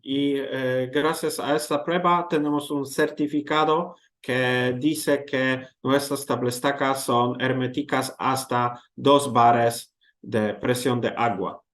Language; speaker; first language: Spanish; non-native, learner; Polish